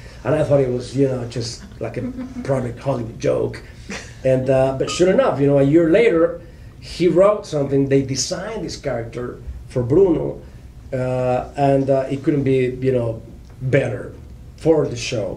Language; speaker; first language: English; non-native, fluent; Spanish